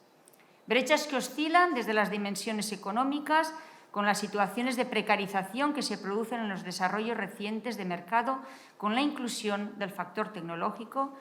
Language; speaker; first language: Spanish; native; Spanish